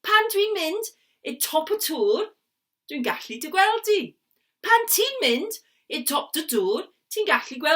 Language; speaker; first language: Welsh; non-native, learner; English